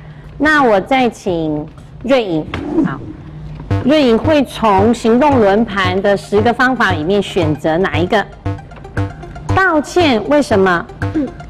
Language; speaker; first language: Chinese; native; Chinese